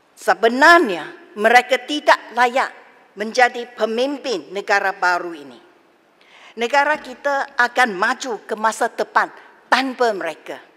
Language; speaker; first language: Malay; non-native, local second language; Chinese